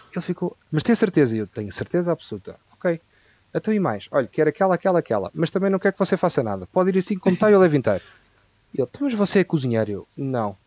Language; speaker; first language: Portuguese; native; Portuguese